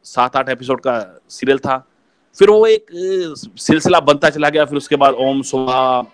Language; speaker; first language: Hindi; native; Hindi